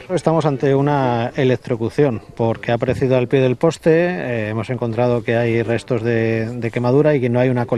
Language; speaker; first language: Spanish; native; Spanish